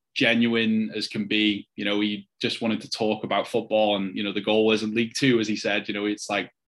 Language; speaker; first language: English; native; English